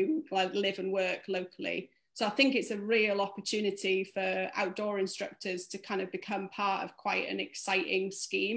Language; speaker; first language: English; native; English